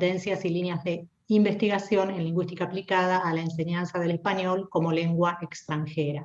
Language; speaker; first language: Spanish; native; Spanish